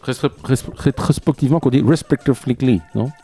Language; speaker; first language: French; native; French